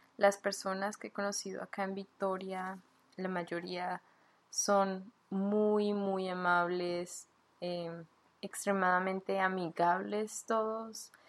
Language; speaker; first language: Spanish; native; Spanish